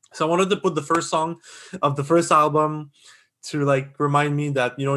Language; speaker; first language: English; non-native, fluent; French